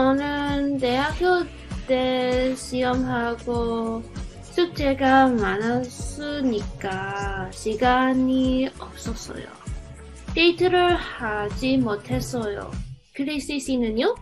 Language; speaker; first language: Korean; non-native, learner; English